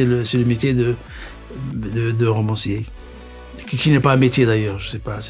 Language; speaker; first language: French; non-native, local second language; Arabic